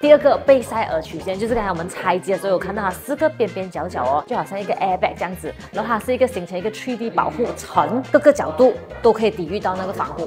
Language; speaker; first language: Chinese; native; Chinese